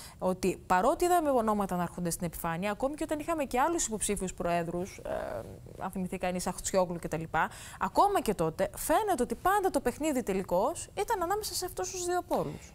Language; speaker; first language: Greek; native; Greek